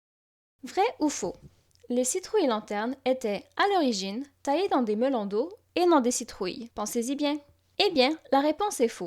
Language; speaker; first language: French; native; French